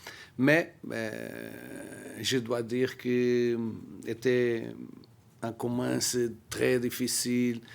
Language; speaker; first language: French; non-native, learner; Portuguese